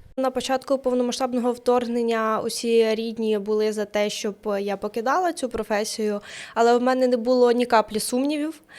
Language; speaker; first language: Ukrainian; native; Ukrainian